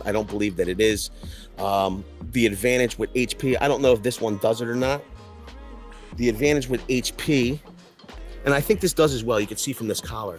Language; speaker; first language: English; native; English